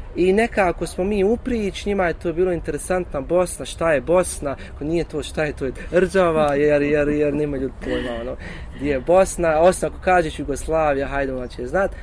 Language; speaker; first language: Bosnian; native; Bosnian